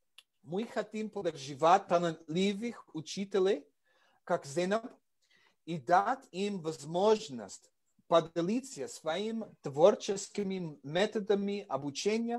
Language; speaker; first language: Russian; non-native, learner; English